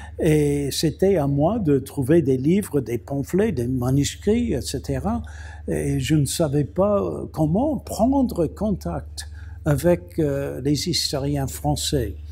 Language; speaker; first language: French; non-native, fluent; English